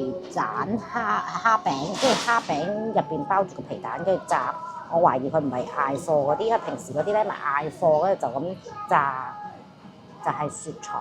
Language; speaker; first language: Cantonese; native; Cantonese